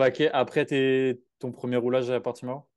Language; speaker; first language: French; native; French